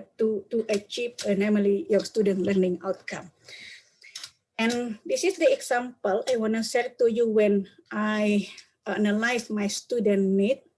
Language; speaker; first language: English; non-native, learner; Indonesian